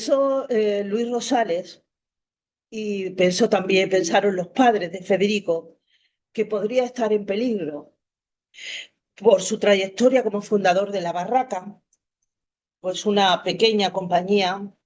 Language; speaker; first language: Spanish; native; Spanish